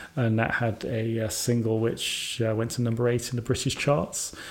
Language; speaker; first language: English; native; English